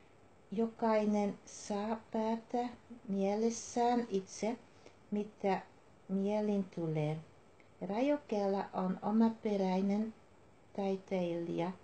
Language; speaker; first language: Finnish; non-native, learner; Dutch